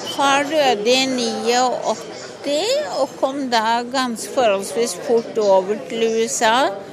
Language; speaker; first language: Norwegian; native; Norwegian